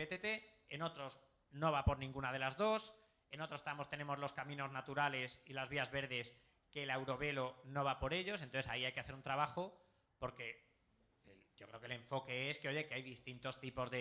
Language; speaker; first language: Spanish; native; Spanish